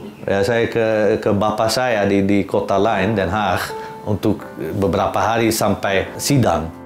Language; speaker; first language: Indonesian; non-native, fluent; Dutch